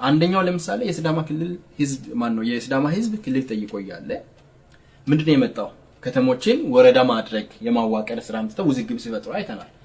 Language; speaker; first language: Amharic; non-native, local second language; Sidamo